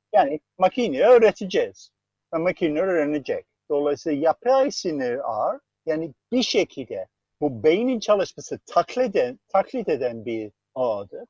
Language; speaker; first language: Turkish; non-native, fluent; English